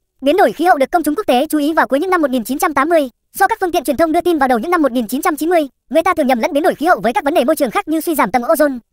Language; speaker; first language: Vietnamese; native; Vietnamese